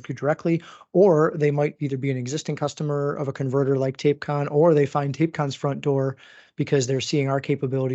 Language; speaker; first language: English; native; English